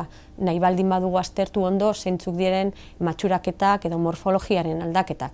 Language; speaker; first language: Basque; non-native, local second language; Spanish